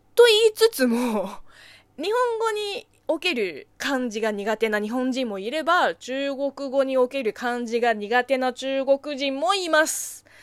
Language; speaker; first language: Japanese; non-native, fluent; Chinese